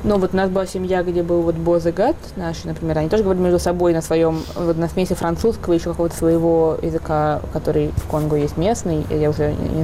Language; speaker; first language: Russian; native; Russian